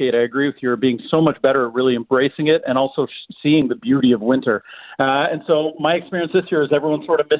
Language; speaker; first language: English; native; English